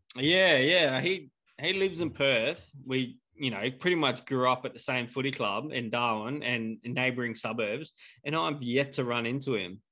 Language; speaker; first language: English; native; English